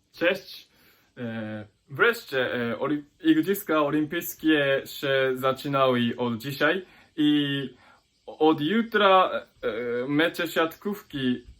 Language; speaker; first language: Polish; non-native, learner; Japanese